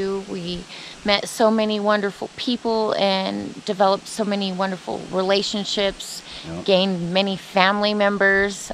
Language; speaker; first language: English; native; English